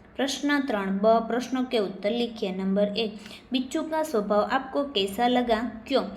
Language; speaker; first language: Hindi; non-native, local second language; Gujarati